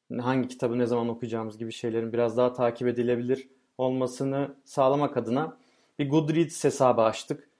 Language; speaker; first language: Turkish; native; Turkish